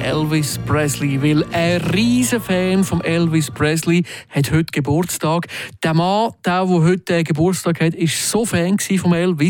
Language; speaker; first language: German; native; German